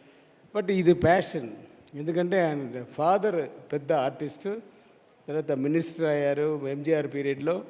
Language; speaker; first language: Telugu; non-native, learner; Tamil